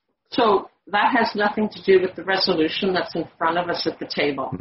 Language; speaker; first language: English; native; English